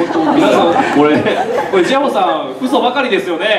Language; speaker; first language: Japanese; native; Japanese